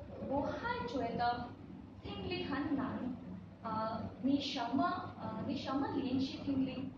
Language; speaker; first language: Chinese; non-native, learner; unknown